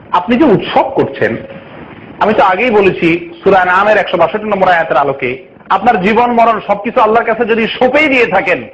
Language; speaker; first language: Bangla; native; Bangla